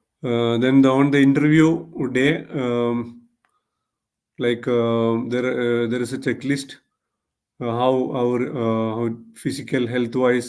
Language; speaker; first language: English; non-native, local second language; Malayalam